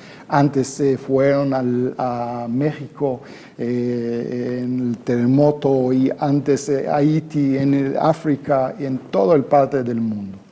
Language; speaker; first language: Spanish; non-native, fluent; Hebrew